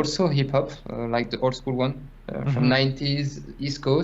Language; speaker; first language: English; non-native, fluent; French